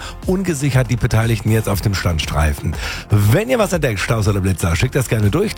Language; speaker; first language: German; native; German